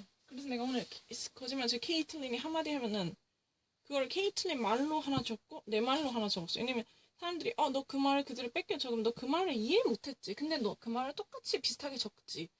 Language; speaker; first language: Korean; early bilingual, heritage; English